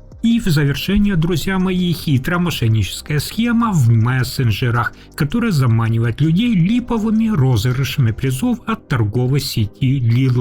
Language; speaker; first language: Russian; native; Russian